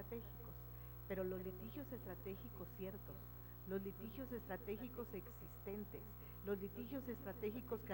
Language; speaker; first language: Spanish; native; Spanish